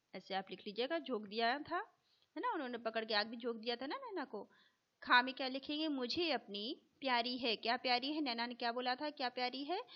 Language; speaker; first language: Hindi; native; Hindi